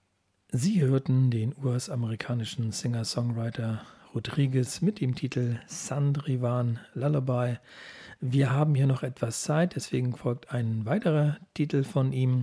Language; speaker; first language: German; native; German